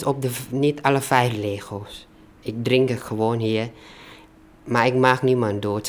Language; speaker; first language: Dutch; non-native, learner; Thai